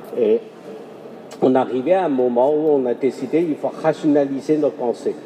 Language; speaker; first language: French; non-native, fluent; Chinese